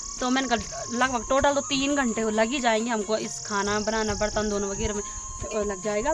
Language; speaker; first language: Hindi; non-native, local second language; Garhwali